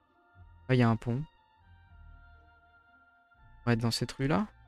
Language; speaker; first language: French; native; French